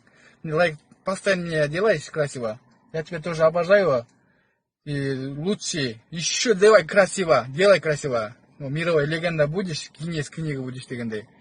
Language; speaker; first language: Russian; non-native, learner; Kyrgyz